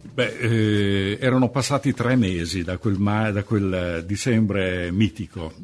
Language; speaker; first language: Italian; native; Italian